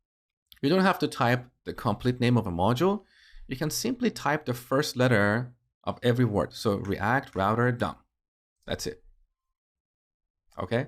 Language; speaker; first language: English; native; English